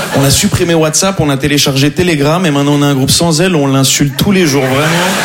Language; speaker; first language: French; non-native, local second language; Arabic